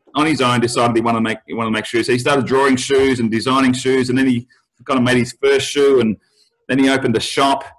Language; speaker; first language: English; native; English